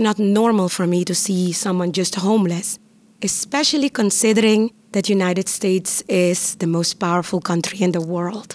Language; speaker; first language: English; non-native, fluent; Papiamento